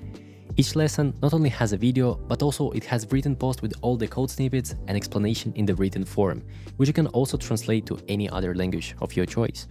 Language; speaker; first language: English; non-native, fluent; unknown